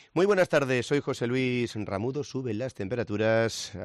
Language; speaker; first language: Spanish; native; Spanish